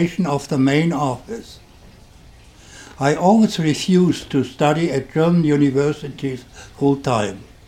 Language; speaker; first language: English; non-native, fluent; German